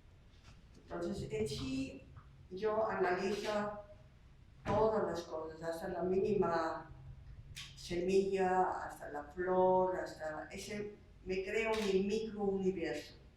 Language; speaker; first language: Spanish; non-native, fluent; Slovak